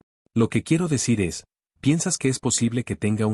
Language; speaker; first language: Spanish; native; Spanish